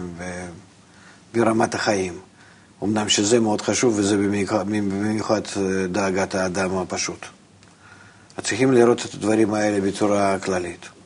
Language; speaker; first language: Hebrew; non-native, fluent; Russian